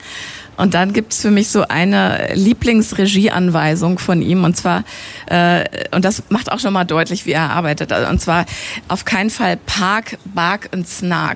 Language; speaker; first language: German; native; German